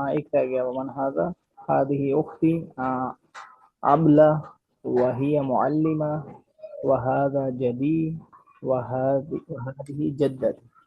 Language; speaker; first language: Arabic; non-native, learner; Urdu